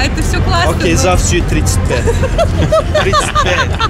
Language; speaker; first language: Russian; non-native, learner; Turkish